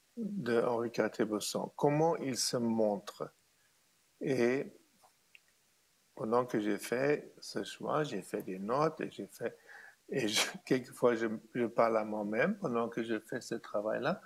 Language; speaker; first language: French; non-native, fluent; German